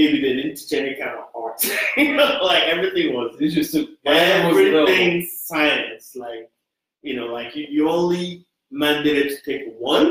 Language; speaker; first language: English; non-native, local second language; Igbo